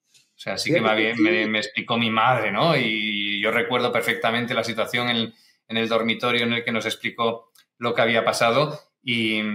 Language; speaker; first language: Spanish; native; Spanish